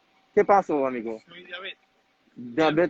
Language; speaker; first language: Spanish; non-native, learner; Haitian Creole